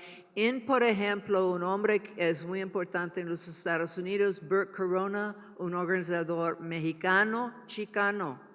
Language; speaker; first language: Spanish; non-native, learner; English